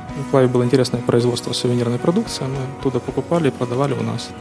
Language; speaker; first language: Russian; non-native, local second language; Ukrainian